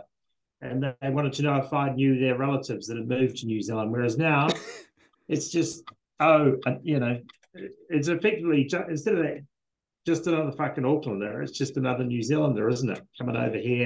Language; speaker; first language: English; native; English